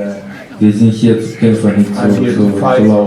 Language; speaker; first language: German; non-native, learner; Romanian